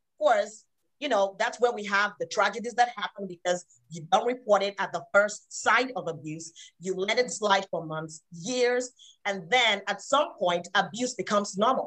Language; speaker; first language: English; non-native, local second language; Igbo